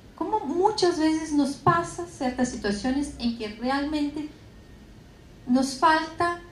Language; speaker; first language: Spanish; non-native, fluent; Portuguese